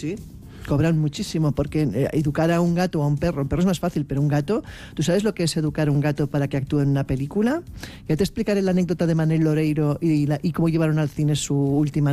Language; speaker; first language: Spanish; native; Spanish